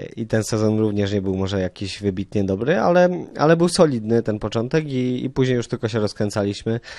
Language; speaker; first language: Polish; native; Polish